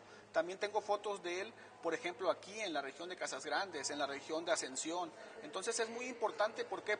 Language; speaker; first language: Spanish; native; Spanish